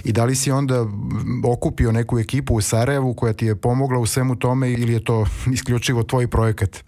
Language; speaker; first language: Serbian; native; Serbian